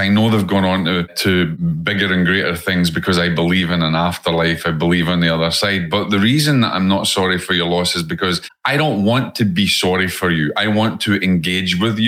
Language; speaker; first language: English; native; English